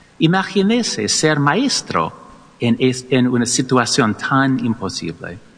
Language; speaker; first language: Spanish; non-native, learner; English